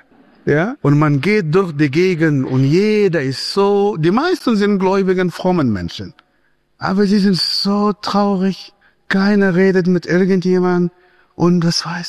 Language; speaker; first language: German; non-native, fluent; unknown